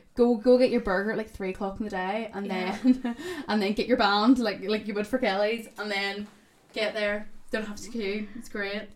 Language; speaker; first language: English; native; English